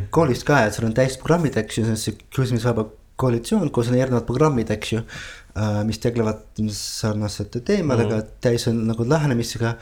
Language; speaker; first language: Estonian; non-native, fluent; Dutch